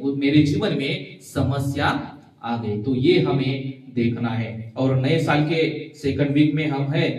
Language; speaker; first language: Hindi; non-native, local second language; Marathi